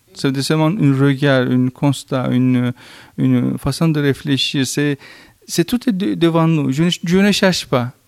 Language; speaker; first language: French; non-native, fluent; Turkish